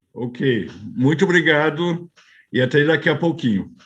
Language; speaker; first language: Portuguese; non-native, fluent; English